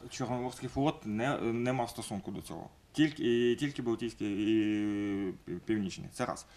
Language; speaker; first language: Ukrainian; non-native, local second language; Russian